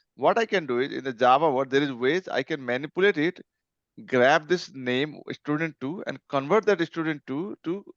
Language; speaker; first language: English; non-native, local second language; Nepali